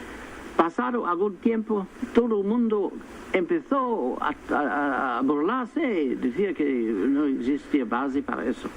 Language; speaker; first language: Spanish; non-native, fluent; English